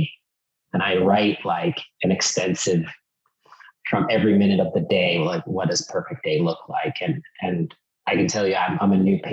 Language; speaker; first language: English; non-native, fluent; Finnish